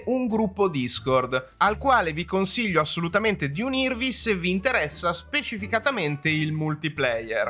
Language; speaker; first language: Italian; native; Italian